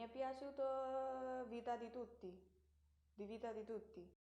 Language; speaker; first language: Italian; non-native, learner; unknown